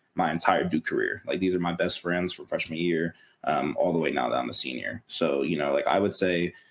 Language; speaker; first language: English; native; English